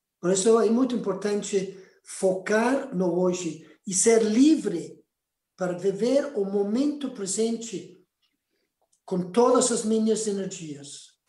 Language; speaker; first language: Portuguese; non-native, fluent; Spanish